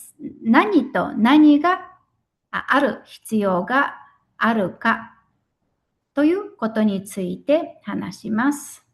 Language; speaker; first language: Japanese; non-native, fluent; Mongolian